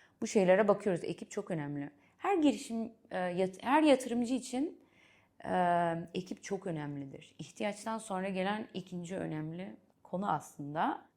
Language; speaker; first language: Turkish; early bilingual, heritage; Turkish